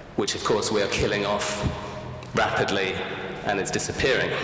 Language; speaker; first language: English; native; English